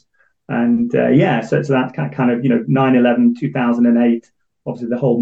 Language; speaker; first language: English; native; English